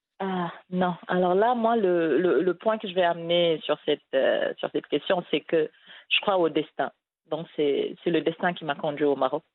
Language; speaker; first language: French; non-native, local second language; Wolof